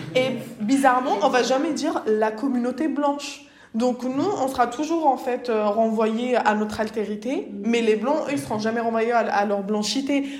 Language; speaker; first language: French; native; French